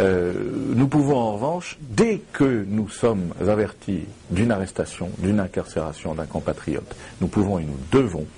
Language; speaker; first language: French; native; French